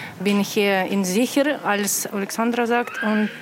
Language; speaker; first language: German; non-native, learner; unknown